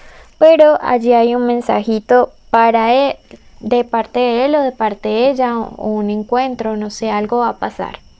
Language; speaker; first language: Spanish; native; Spanish